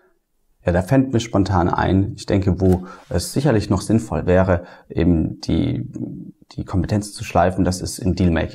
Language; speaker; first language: German; native; German